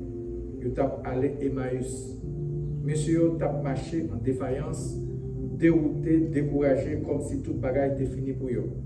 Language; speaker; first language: French; non-native, local second language; Haitian Creole